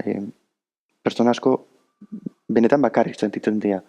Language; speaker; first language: Basque; native; Basque